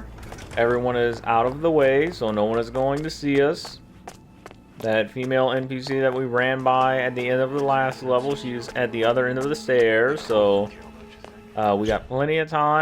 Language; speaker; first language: English; native; English